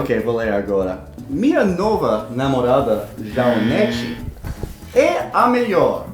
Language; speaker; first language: Portuguese; non-native, fluent; English